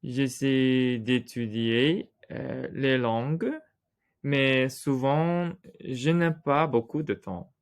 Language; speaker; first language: French; non-native, learner; English